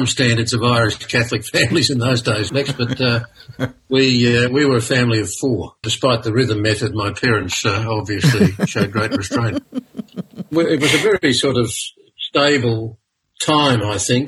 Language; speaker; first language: English; native; English